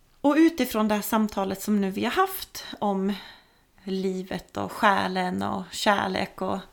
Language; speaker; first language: Swedish; native; Swedish